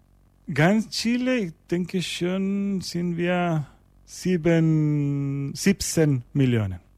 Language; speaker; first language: German; non-native, learner; Spanish